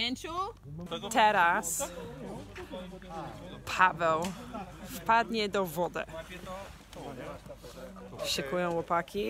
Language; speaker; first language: Polish; non-native, fluent; English